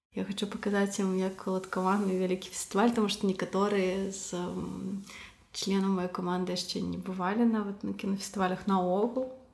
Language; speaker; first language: Belarusian; non-native, local second language; Russian